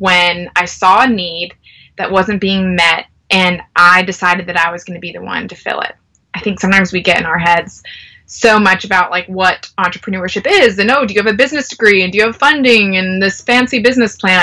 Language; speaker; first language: English; native; English